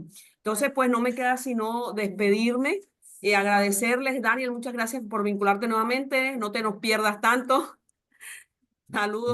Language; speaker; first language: Spanish; native; Spanish